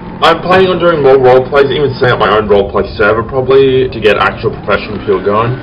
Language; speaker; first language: English; native; English